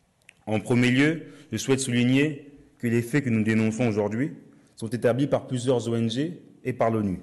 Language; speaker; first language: French; native; French